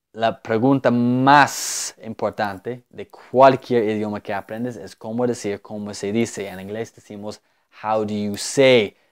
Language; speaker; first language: Spanish; non-native, fluent; English